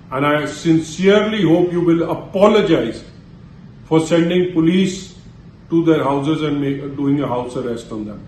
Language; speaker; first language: English; non-native, local second language; Punjabi